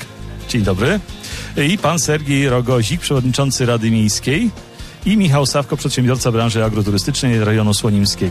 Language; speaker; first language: Polish; native; Polish